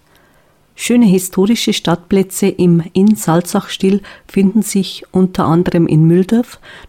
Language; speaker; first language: German; native; German